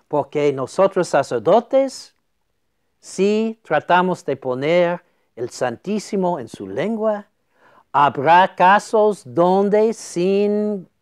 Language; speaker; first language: Spanish; non-native, fluent; English